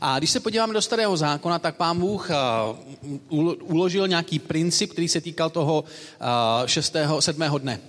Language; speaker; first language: Czech; native; Czech